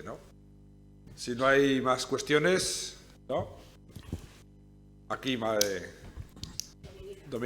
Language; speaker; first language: Spanish; native; Spanish